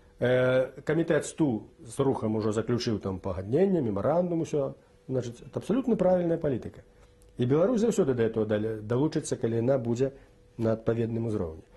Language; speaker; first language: Belarusian; native; Belarusian